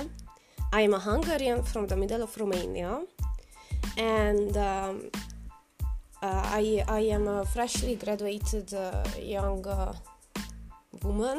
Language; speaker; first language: English; non-native, fluent; Hungarian